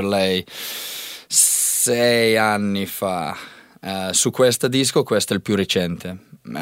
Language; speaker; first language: Italian; non-native, learner; English